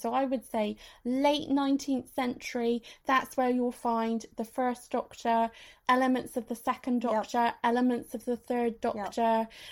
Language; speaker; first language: English; native; English